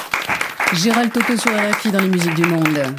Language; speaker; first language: French; native; French